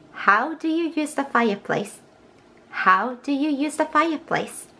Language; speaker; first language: English; non-native, fluent; Japanese